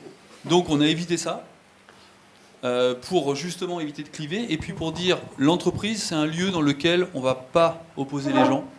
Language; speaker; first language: French; native; French